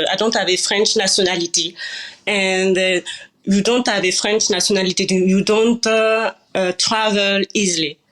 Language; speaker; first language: English; non-native, learner; French